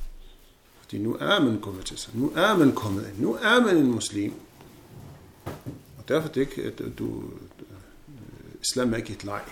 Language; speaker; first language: Danish; non-native, fluent; Arabic